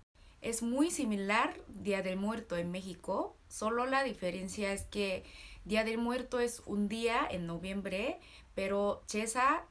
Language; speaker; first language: Spanish; non-native, learner; Korean